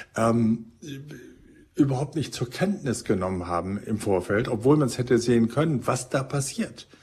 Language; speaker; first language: German; native; German